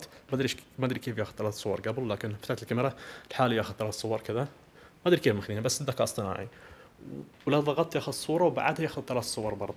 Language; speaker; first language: Arabic; native; Arabic